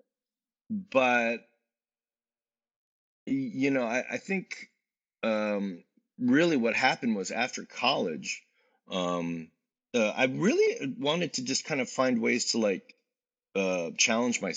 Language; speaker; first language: English; native; English